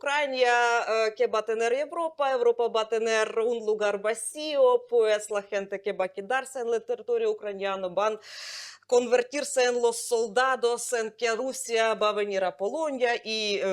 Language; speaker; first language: Spanish; non-native, fluent; Ukrainian